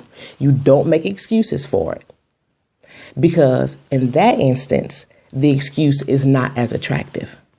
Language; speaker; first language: English; native; English